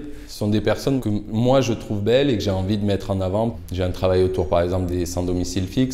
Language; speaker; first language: French; native; French